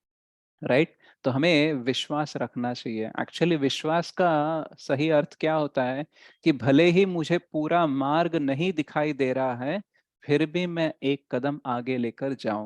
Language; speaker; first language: Hindi; native; Hindi